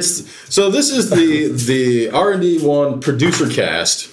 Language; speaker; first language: English; native; English